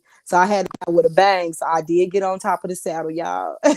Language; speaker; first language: English; native; English